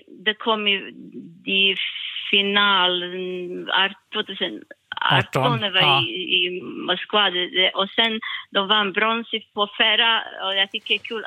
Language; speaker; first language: Swedish; non-native, learner; Bosnian